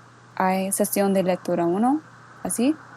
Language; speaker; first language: Spanish; non-native, learner; English